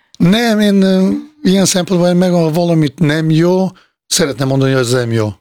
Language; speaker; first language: Hungarian; non-native, fluent; Bosnian